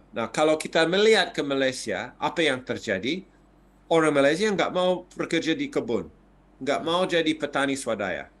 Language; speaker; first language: Indonesian; non-native, fluent; English